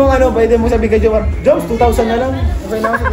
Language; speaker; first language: Filipino; native; Filipino